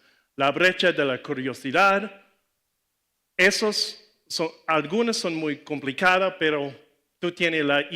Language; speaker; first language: Spanish; non-native, learner; English